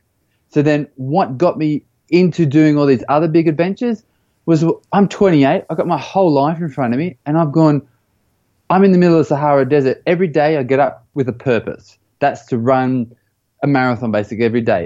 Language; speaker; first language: English; native; English